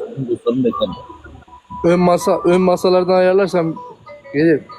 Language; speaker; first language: Turkish; native; Turkish